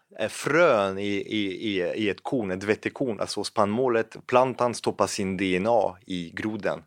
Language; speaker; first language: Swedish; non-native, fluent; French